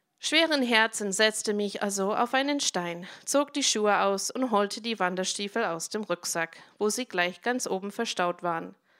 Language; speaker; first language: German; non-native, fluent; English